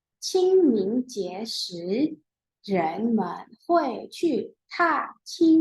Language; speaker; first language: Chinese; non-native, fluent; Indonesian